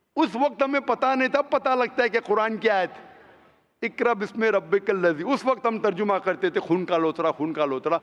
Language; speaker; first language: Hindi; non-native, local second language; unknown